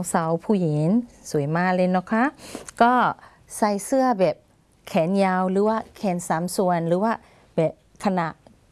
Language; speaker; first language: Thai; non-native, fluent; Burmese